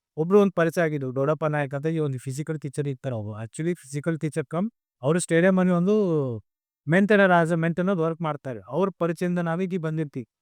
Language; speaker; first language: Kannada; non-native, local second language; Lambadi